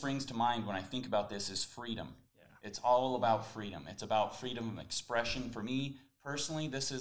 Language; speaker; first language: English; native; English